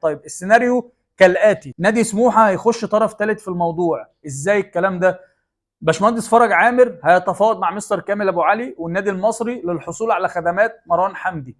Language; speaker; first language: Arabic; native; Arabic